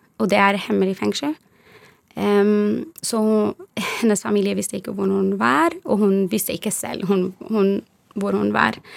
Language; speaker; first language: Norwegian; non-native, fluent; Arabic